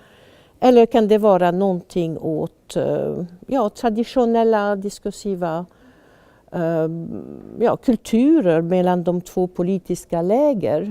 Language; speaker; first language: Swedish; non-native, fluent; French